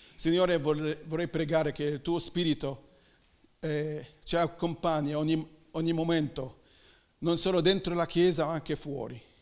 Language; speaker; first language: Italian; non-native, fluent; Arabic